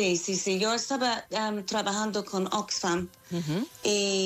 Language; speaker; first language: Spanish; non-native, fluent; English